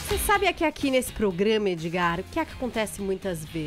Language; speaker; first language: Portuguese; native; Portuguese